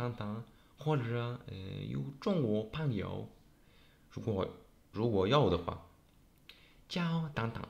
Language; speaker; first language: Chinese; non-native, learner; Polish